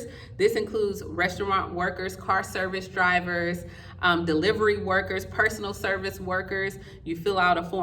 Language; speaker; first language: English; native; English